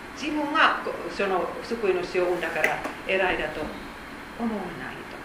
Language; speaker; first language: Japanese; non-native, fluent; Finnish